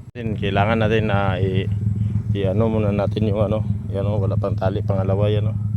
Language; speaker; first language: Filipino; native; Filipino